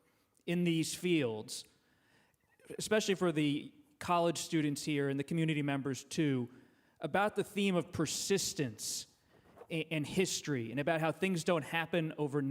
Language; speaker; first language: English; native; English